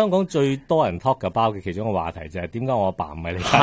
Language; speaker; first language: Cantonese; native; Cantonese